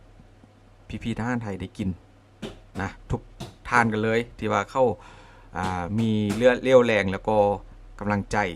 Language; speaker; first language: Thai; non-native, local second language; Northeastern Thai